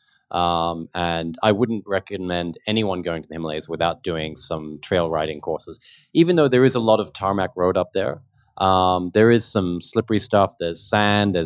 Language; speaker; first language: English; native; English